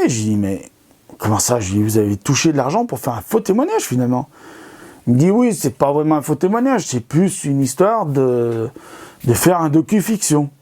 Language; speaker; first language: French; native; French